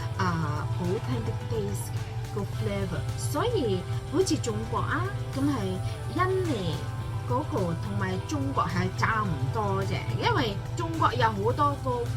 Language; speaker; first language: Cantonese; non-native, fluent; Indonesian